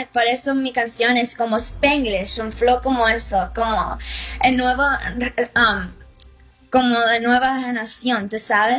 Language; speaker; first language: Spanish; early bilingual, heritage; Spanish